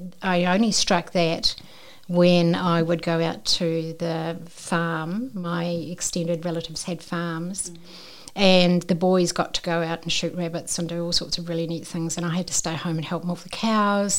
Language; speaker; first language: English; native; English